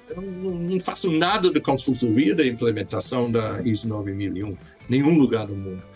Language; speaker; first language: Portuguese; non-native, fluent; English